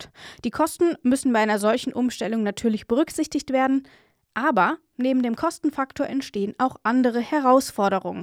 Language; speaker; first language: German; native; German